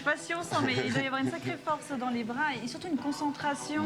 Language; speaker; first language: French; native; French